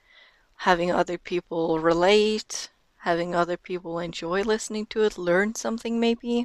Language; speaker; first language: English; non-native, fluent; Norwegian